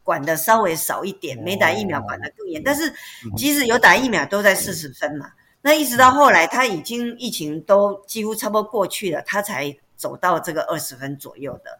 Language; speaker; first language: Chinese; native; Chinese